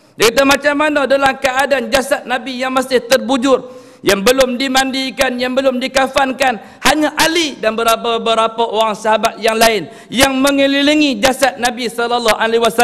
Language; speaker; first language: Malay; native; Malay